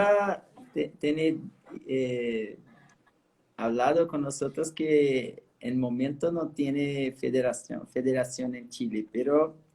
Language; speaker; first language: Spanish; non-native, learner; Portuguese